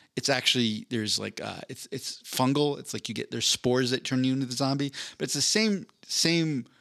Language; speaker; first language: English; native; English